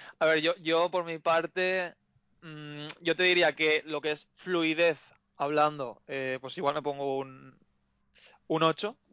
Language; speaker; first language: Spanish; native; Spanish